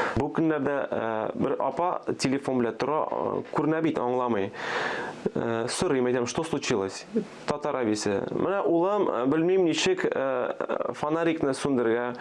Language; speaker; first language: Tatar; early bilingual, other home language; Armenian